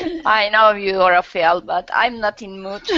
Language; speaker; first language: English; non-native, learner; Turkish